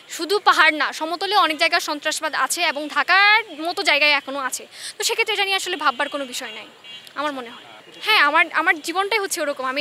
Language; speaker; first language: Bangla; non-native, local second language; Chakma